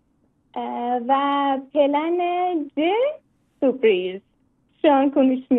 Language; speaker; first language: Turkish; non-native, learner; Persian